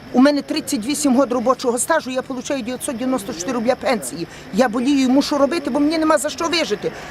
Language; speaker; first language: Ukrainian; native; Ukrainian